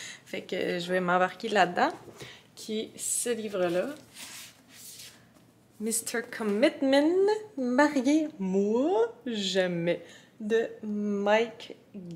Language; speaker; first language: French; native; French